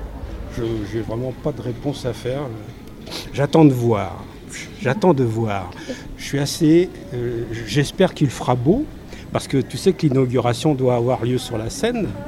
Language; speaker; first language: French; native; French